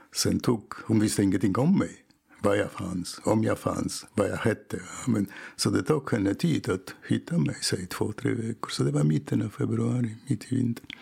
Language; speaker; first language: Swedish; non-native, fluent; Polish